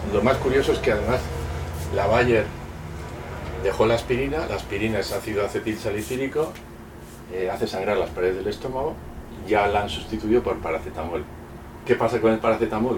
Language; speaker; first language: Spanish; native; Spanish